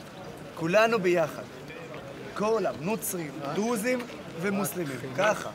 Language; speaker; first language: Hebrew; non-native, local second language; Arabic